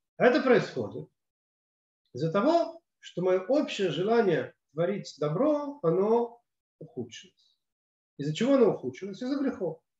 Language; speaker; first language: Russian; native; Russian